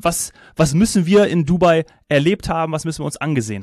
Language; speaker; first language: German; native; German